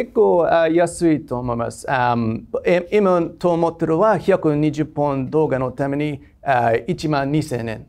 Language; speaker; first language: Japanese; non-native, fluent; English